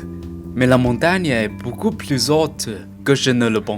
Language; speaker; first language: French; non-native, learner; Chinese